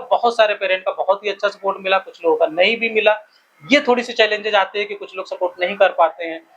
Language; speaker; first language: Hindi; native; Hindi